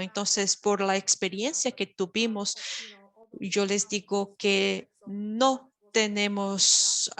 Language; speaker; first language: Spanish; non-native, fluent; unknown